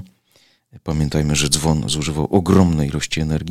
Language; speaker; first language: Polish; native; Polish